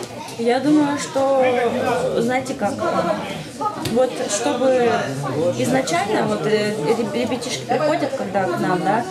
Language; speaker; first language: Russian; native; Russian